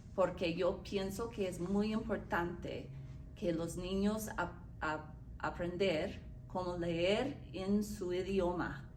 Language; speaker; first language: Spanish; non-native, learner; English